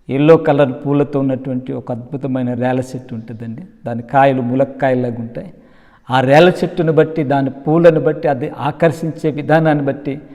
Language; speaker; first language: Telugu; non-native, local second language; Koya